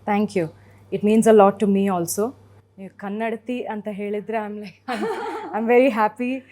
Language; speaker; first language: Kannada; non-native, local second language; Malayalam